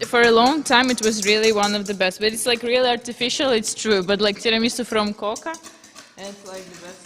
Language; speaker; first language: English; non-native, fluent; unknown